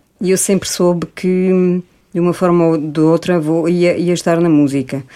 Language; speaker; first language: Portuguese; early bilingual, heritage; Portuguese